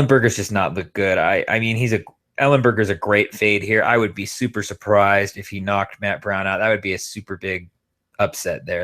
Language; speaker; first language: English; native; English